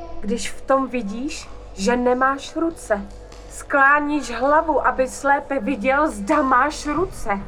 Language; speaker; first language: Czech; native; Czech